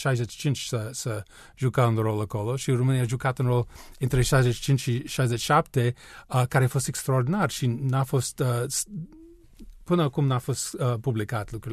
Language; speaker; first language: Romanian; non-native, learner; English